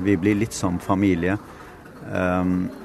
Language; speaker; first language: Norwegian; non-native, fluent; Kurdish